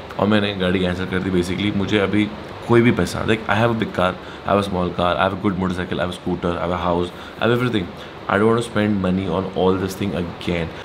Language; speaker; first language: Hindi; native; Hindi